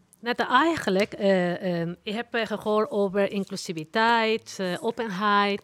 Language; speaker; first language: Dutch; non-native, learner; Spanish